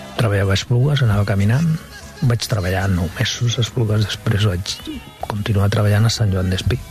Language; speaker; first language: Catalan; non-native, local second language; Spanish